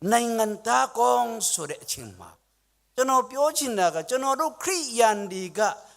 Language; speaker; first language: Burmese; non-native, local second language; Tedim Chin